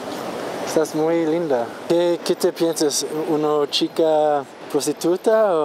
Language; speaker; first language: Spanish; non-native, learner; English